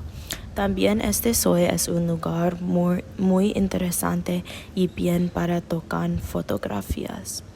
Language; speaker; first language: Spanish; non-native, learner; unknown